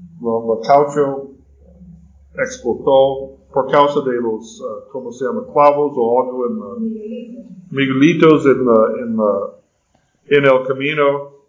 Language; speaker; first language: Spanish; non-native, fluent; English